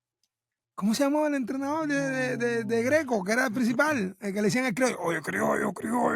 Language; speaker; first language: Spanish; native; Spanish